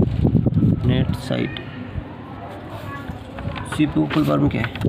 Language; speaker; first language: Hindi; native; Hindi